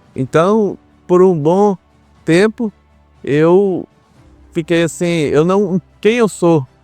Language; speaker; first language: Portuguese; native; Portuguese